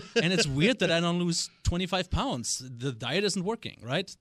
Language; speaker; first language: English; non-native, fluent; German